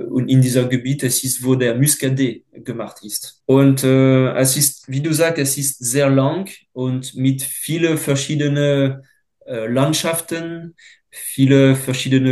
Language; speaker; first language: German; non-native, fluent; French